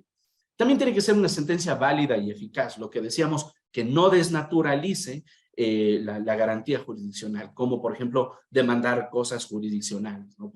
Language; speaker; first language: Spanish; native; Spanish